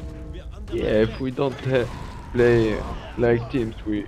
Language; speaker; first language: English; non-native, learner; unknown